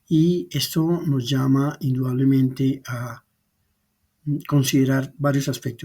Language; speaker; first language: Spanish; native; Spanish